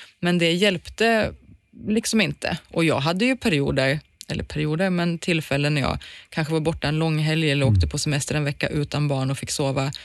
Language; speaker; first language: Swedish; native; Swedish